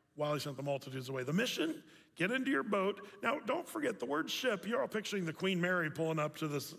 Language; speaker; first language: English; native; English